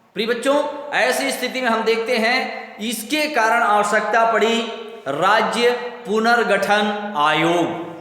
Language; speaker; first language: Hindi; native; Hindi